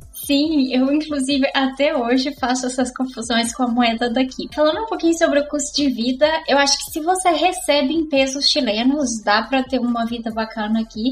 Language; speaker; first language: Portuguese; native; Portuguese